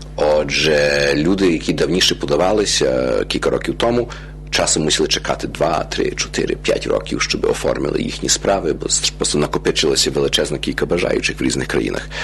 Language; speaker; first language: Ukrainian; early bilingual, heritage; Ukrainian